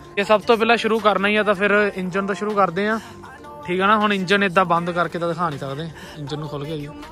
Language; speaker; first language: Punjabi; native; Punjabi